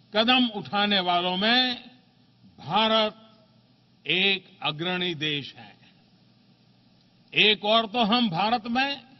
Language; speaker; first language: Hindi; non-native, local second language; Gujarati